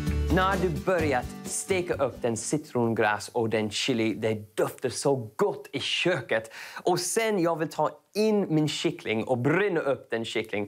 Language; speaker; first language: Swedish; non-native, learner; English